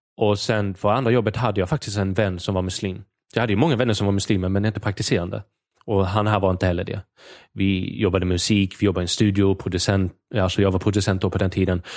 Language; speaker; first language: Swedish; native; Swedish